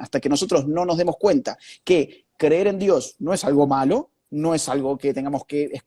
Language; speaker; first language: Spanish; native; Spanish